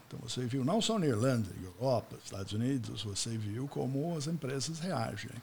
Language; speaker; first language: Portuguese; non-native, fluent; English